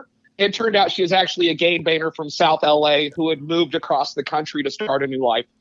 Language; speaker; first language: English; native; English